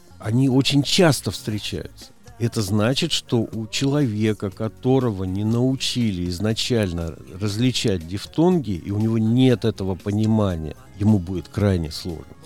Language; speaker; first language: Russian; native; Russian